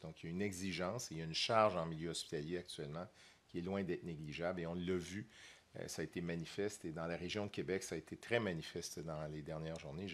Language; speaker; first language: French; native; French